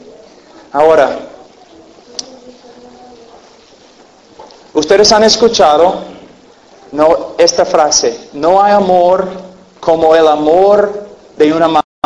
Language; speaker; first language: Spanish; non-native, fluent; English